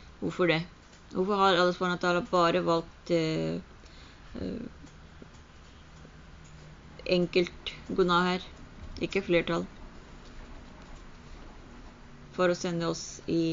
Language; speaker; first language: Norwegian; early bilingual, other home language; Urdu